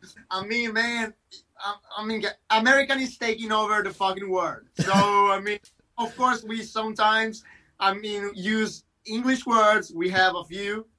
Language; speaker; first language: English; non-native, fluent; Italian